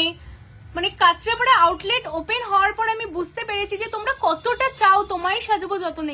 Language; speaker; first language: Bangla; native; Bangla